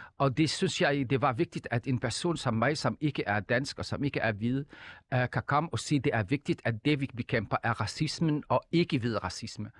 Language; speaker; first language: Danish; non-native, fluent; Arabic